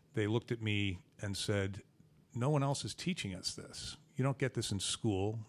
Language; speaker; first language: English; native; English